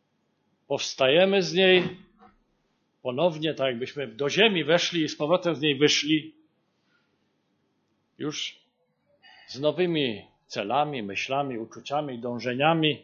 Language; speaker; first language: Polish; native; Polish